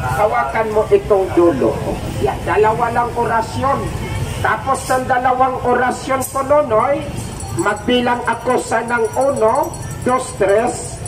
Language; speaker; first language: Filipino; non-native, local second language; Cebuano